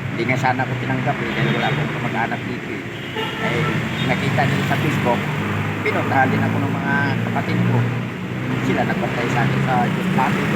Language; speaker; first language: Filipino; non-native, local second language; Hiligaynon